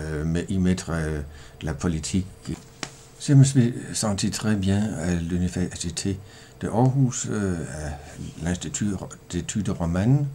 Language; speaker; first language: French; non-native, fluent; Danish